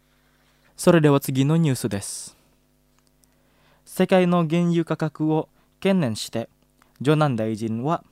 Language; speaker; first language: Japanese; non-native, fluent; Indonesian